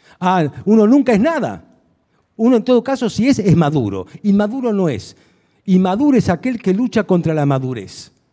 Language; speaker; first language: Spanish; early bilingual, other home language; Hungarian